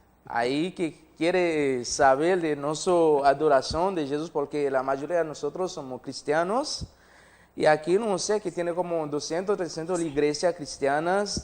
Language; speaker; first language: Spanish; non-native, learner; Haitian Creole